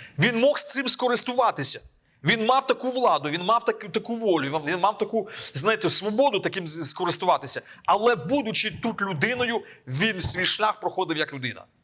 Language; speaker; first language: Ukrainian; non-native, local second language; Russian